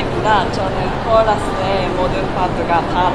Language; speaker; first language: Korean; non-native, learner; Japanese